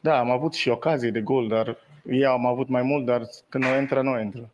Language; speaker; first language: Romanian; non-native, learner; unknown